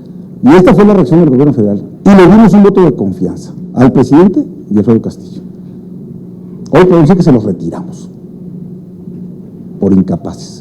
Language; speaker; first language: Spanish; native; Spanish